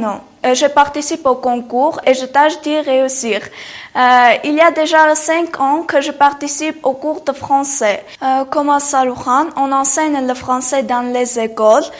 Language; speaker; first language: French; non-native, learner; Armenian